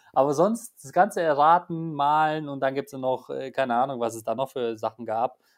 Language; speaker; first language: German; early bilingual, other home language; Polish